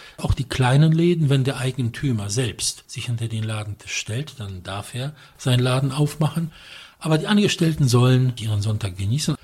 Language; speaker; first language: German; non-native, fluent; Polish